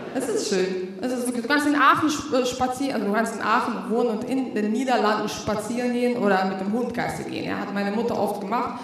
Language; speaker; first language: German; non-native, fluent; Russian